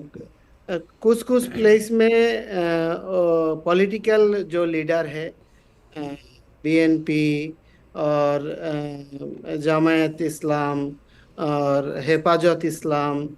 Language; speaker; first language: Hindi; non-native, learner; Bangla